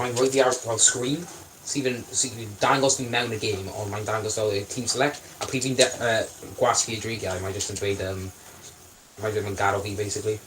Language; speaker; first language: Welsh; non-native, local second language; English